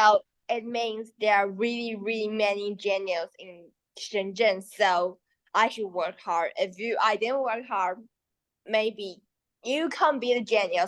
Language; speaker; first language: English; non-native, learner; Chinese